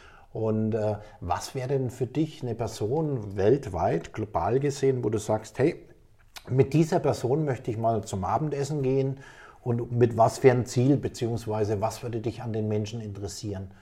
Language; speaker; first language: German; native; German